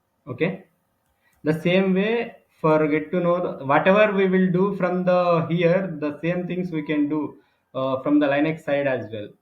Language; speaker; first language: English; non-native, local second language; Telugu